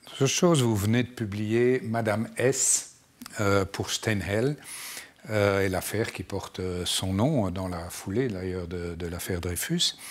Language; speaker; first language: French; non-native, local second language; Arabic